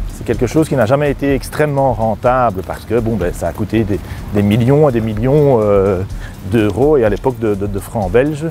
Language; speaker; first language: French; native; French